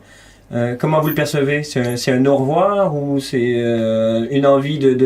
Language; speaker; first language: French; native; French